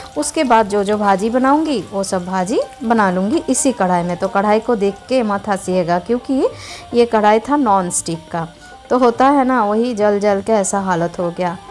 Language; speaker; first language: Hindi; non-native, local second language; Bangla